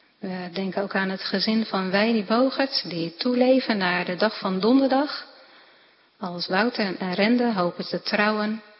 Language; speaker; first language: Dutch; native; Dutch